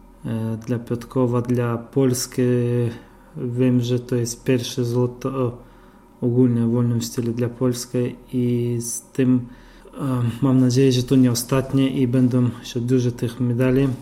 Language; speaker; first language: Polish; non-native, fluent; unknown